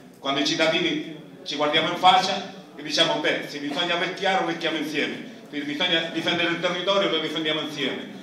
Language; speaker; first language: Italian; non-native, fluent; Spanish